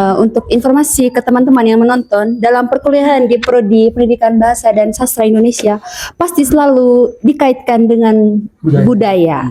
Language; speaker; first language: Indonesian; non-native, local second language; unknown